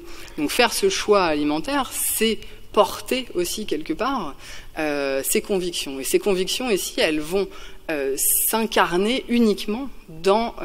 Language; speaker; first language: French; native; French